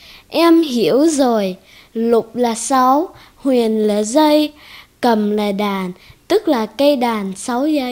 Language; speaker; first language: Vietnamese; early bilingual, heritage; Vietnamese